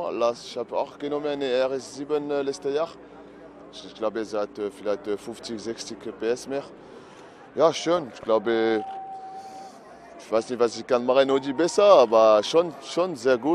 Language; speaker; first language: German; non-native, learner; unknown